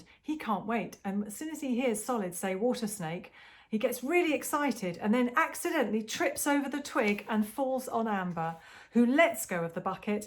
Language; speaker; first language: English; native; English